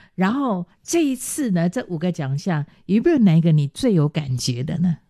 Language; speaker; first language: Chinese; native; Chinese